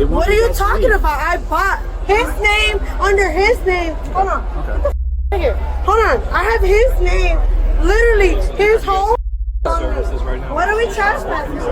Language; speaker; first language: English; native; English